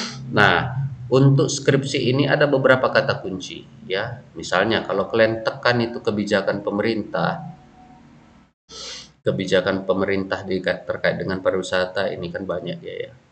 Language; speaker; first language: Indonesian; native; Indonesian